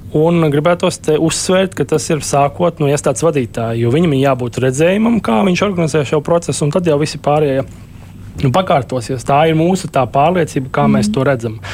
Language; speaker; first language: Latvian; non-native, local second language; Russian